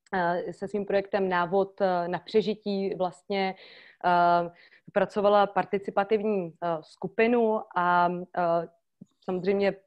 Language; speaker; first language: Czech; native; Czech